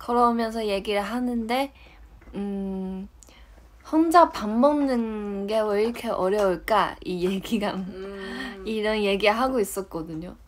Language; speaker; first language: Korean; non-native, fluent; Chinese